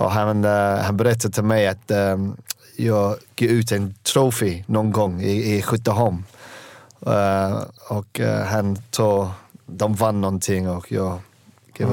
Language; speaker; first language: Swedish; non-native, learner; English